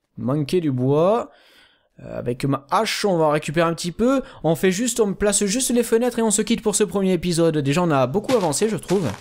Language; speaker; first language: French; native; French